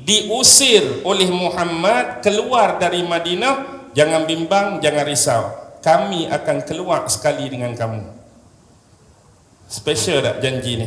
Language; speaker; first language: Malay; native; Malay